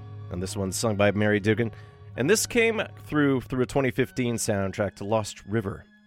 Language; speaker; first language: English; native; English